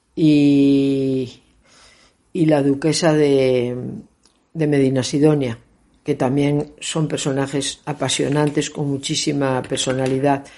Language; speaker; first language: Spanish; native; Spanish